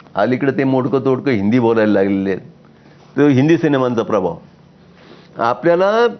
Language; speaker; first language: Marathi; native; Marathi